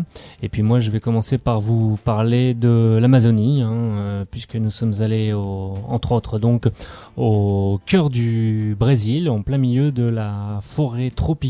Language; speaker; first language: French; native; French